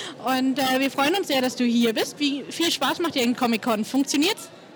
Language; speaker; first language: German; native; German